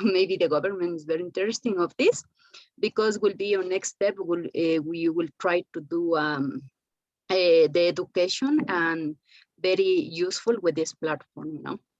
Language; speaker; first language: English; non-native, learner; Spanish